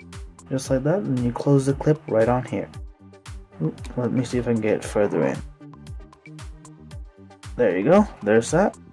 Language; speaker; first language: English; native; English